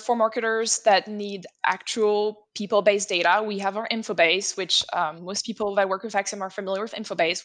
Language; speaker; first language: English; non-native, fluent; French